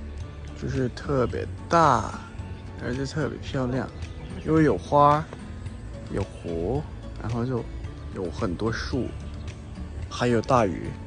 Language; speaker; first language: Chinese; non-native, fluent; Thai